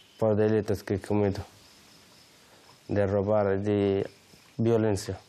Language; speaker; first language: Spanish; non-native, learner; Arabic